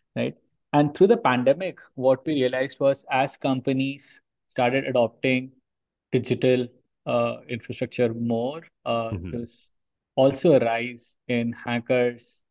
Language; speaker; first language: English; non-native, local second language; Hindi